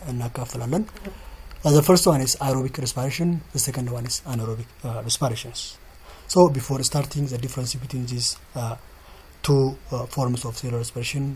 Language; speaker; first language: English; non-native, local second language; Amharic